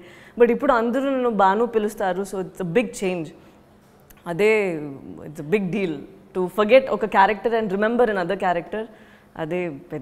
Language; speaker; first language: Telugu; non-native, local second language; Tamil